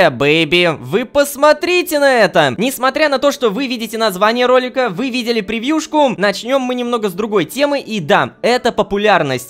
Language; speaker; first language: Russian; native; Russian